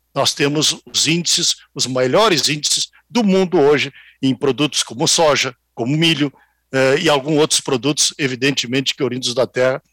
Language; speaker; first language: Portuguese; native; Portuguese